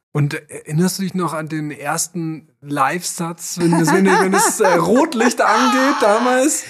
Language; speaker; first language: German; native; German